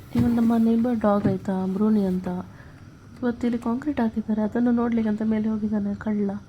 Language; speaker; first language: Kannada; non-native, local second language; Konkani